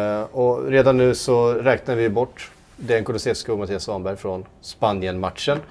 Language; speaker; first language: Swedish; native; Swedish